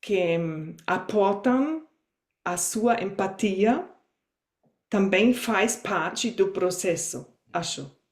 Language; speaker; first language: Portuguese; non-native, fluent; German